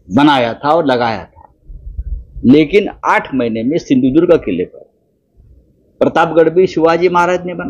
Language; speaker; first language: Hindi; non-native, local second language; Marathi